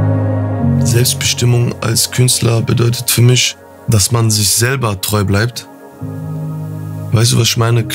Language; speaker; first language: German; early bilingual, other home language; Turkish